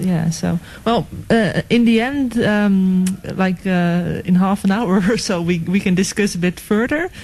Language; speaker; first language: English; non-native, fluent; Dutch